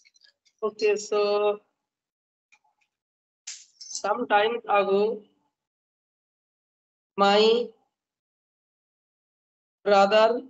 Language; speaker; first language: English; non-native, learner; Hindi